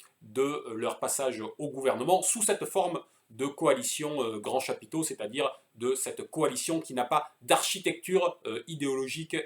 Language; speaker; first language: French; native; French